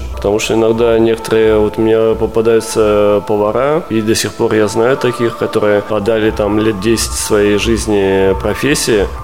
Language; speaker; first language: Russian; native; Russian